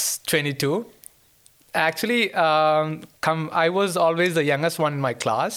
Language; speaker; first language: English; non-native, local second language; Malayalam